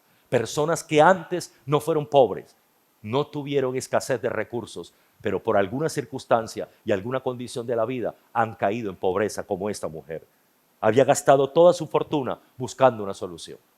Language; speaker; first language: Spanish; native; Spanish